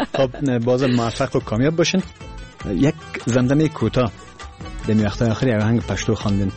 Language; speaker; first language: Persian; native; Persian